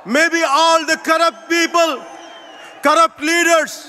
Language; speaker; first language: English; non-native, local second language; Telugu